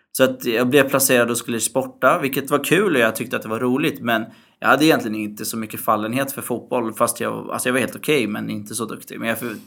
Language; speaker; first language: Swedish; early bilingual, other home language; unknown